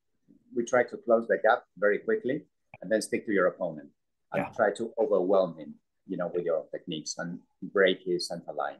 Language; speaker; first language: English; non-native, fluent; Spanish